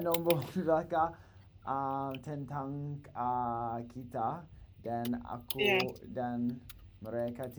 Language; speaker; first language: Indonesian; non-native, learner; English